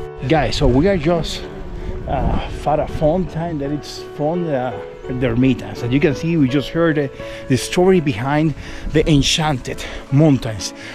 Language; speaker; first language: English; non-native, fluent; Spanish